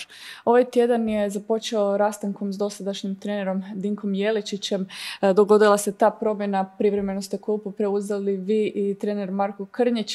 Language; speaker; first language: Serbian; native; Serbian